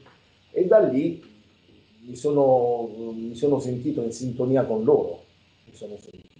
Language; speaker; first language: Italian; native; Italian